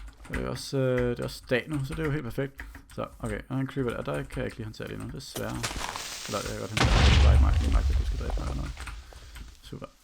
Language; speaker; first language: Danish; native; Danish